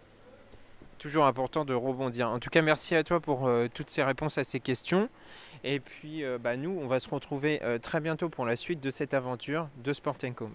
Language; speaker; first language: French; native; French